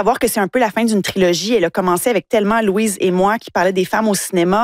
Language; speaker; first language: French; native; French